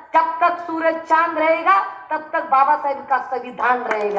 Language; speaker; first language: Hindi; non-native, local second language; Marathi